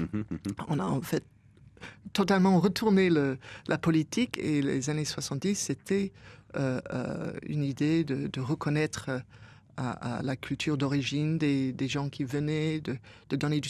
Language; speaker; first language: French; non-native, fluent; English